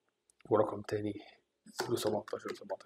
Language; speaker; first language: Arabic; native; Arabic